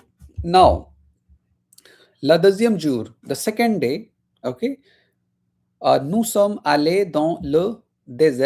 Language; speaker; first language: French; non-native, fluent; Hindi